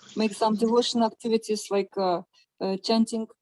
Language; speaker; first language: English; non-native, learner; Russian